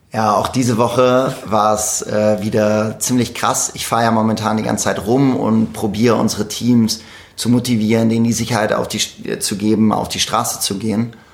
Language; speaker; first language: German; native; German